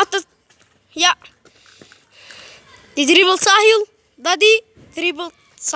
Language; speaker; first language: Dutch; non-native, local second language; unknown